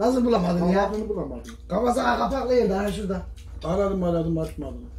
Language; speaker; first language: Korean; non-native, learner; Turkish